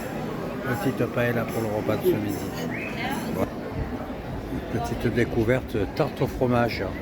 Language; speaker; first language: French; native; French